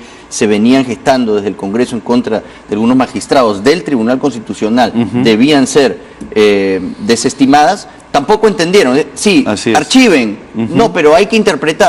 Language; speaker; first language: Spanish; native; Spanish